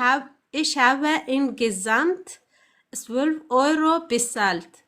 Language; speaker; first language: German; non-native, learner; Amharic